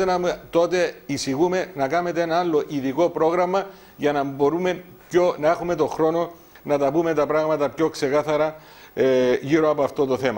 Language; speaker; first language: Greek; native; Greek